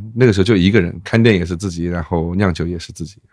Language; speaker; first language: Chinese; native; Chinese